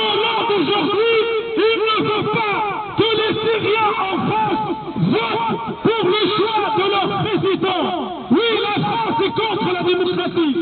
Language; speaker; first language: French; non-native, fluent; Arabic